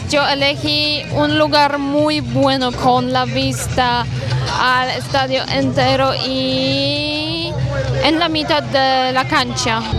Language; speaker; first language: Spanish; non-native, fluent; Polish